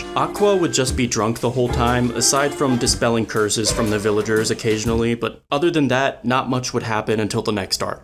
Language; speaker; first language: English; native; English